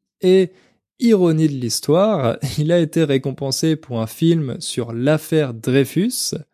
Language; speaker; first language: French; native; French